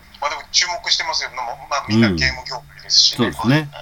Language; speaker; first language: Japanese; native; Japanese